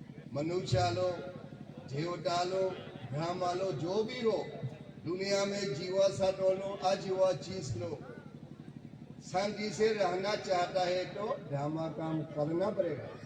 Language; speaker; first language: Hindi; non-native, fluent; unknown